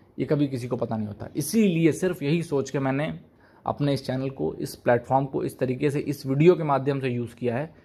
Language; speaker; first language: Hindi; native; Hindi